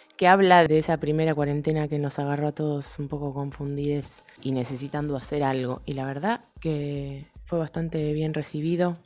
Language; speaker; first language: Spanish; native; Spanish